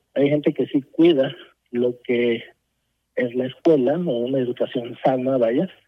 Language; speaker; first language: Spanish; early bilingual, heritage; Spanish